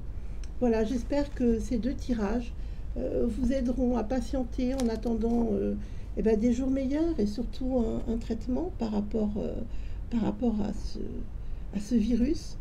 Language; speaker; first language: French; native; French